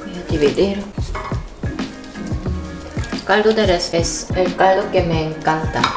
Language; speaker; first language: Spanish; non-native, fluent; Korean